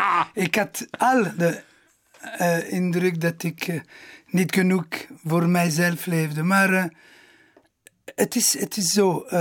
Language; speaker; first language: Dutch; non-native, local second language; Italian